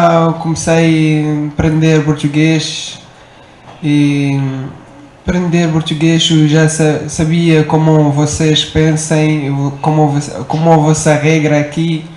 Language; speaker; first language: Portuguese; non-native, learner; Arabic